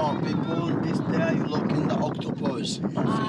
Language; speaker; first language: English; non-native, learner; Swahili